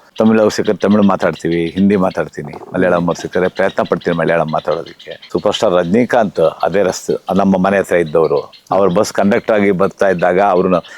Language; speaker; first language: Kannada; native; Kannada